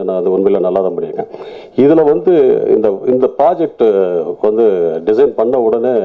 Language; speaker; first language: Tamil; native; Tamil